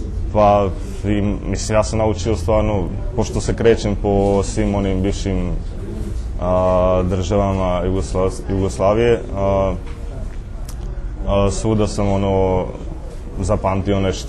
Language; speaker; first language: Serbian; non-native, fluent; Czech